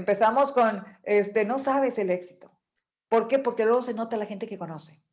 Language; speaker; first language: Spanish; native; Spanish